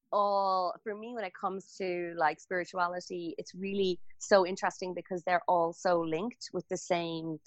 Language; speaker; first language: English; native; English